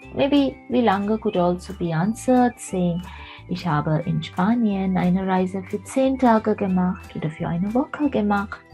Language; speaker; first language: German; non-native, fluent; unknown